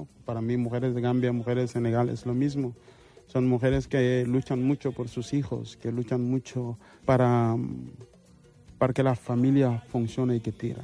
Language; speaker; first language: Spanish; non-native, fluent; Mandingo